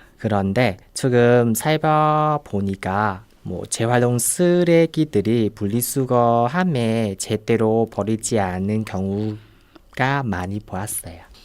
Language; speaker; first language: Korean; non-native, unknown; Vietnamese